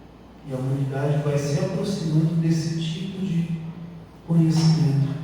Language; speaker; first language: Portuguese; native; Portuguese